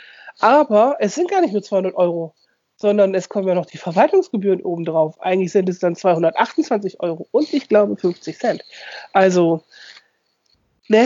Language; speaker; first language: German; native; German